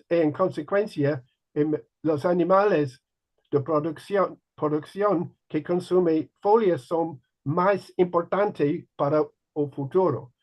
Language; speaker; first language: Spanish; non-native, learner; English